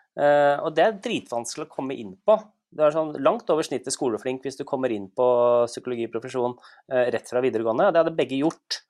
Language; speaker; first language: Norwegian; native; Norwegian